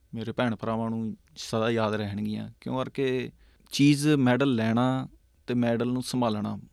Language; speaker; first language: Punjabi; native; Punjabi